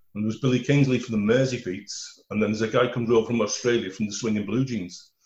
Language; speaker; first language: English; native; English